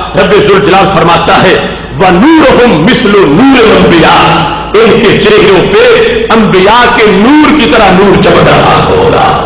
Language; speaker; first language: Urdu; non-native, local second language; Punjabi